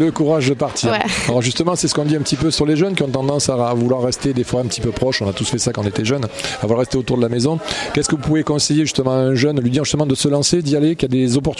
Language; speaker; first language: French; native; French